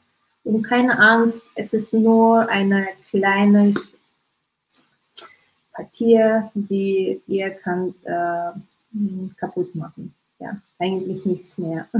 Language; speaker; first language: German; non-native, learner; Russian